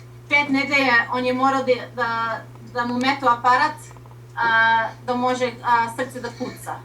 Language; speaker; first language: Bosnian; early bilingual, heritage; Serbian